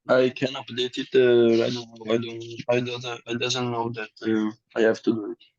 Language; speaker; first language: English; non-native, learner; Italian